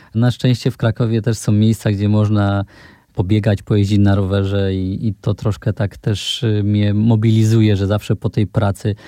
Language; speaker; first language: Polish; native; Polish